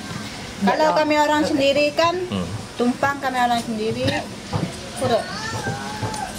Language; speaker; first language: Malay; non-native, local second language; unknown